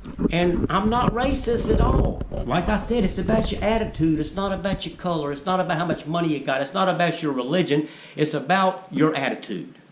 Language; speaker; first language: English; native; English